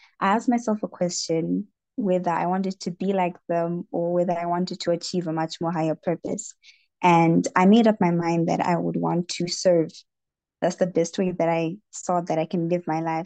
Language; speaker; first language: English; non-native, local second language; Shona